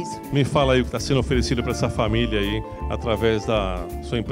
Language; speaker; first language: Portuguese; native; Portuguese